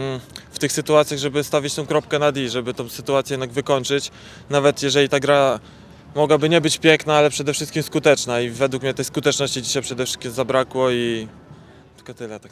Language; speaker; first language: Polish; native; Polish